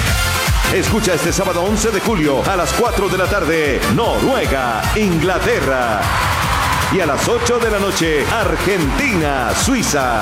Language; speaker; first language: Spanish; native; Spanish